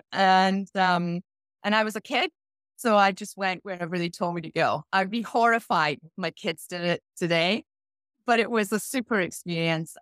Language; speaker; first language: English; native; English